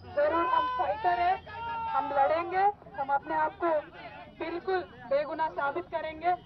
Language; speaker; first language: Hindi; non-native, local second language; Telugu